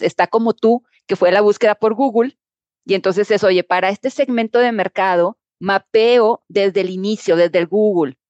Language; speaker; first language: Spanish; native; Spanish